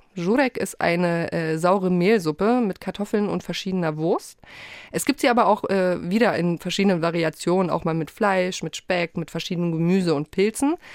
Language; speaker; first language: German; early bilingual, other home language; Polish